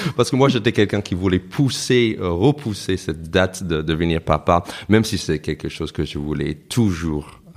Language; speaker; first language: French; non-native, fluent; English